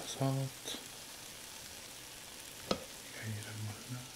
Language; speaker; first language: Korean; non-native, learner; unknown